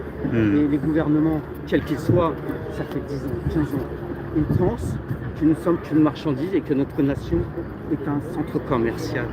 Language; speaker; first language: French; native; French